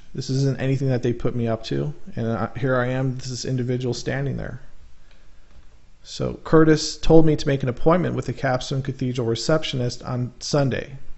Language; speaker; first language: English; native; English